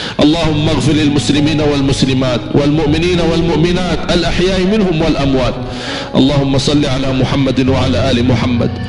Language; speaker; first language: Malay; non-native, fluent; Arabic